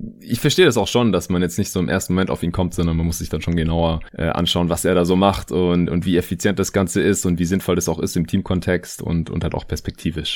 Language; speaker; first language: German; native; German